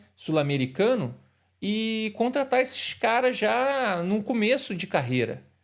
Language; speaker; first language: Portuguese; native; Portuguese